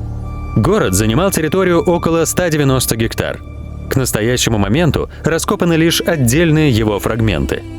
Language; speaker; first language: Russian; native; Russian